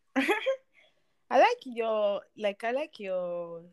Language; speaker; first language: English; non-native, local second language; Yoruba